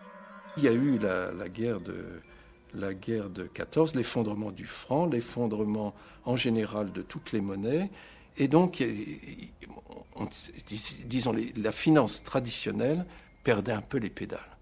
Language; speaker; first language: French; native; French